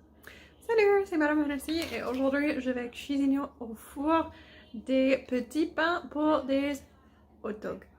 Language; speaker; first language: French; non-native, fluent; English